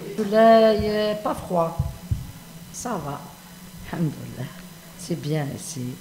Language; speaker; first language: French; non-native, learner; Arabic